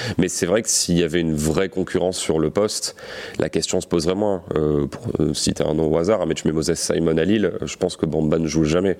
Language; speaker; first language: French; native; French